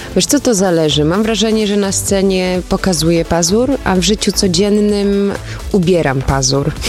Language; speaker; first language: Polish; early bilingual, heritage; Polish